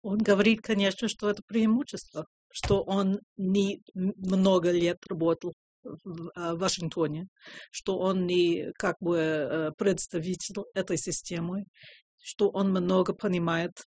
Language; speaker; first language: Russian; non-native, fluent; English